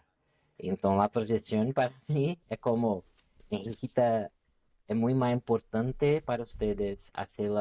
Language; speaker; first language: Spanish; non-native, local second language; Portuguese